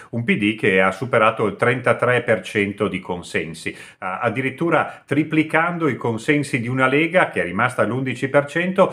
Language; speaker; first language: Italian; native; Italian